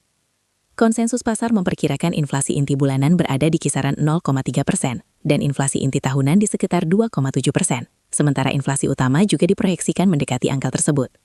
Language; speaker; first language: Indonesian; native; Indonesian